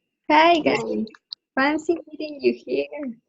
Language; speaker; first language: English; non-native, learner; Spanish